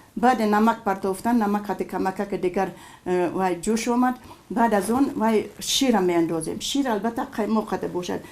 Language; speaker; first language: Tajik; non-native, local second language; Shughni